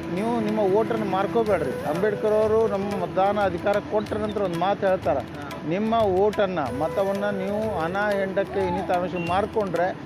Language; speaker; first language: Kannada; native; Kannada